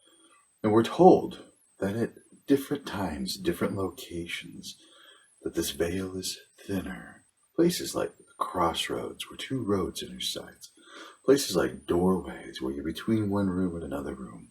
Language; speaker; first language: English; native; English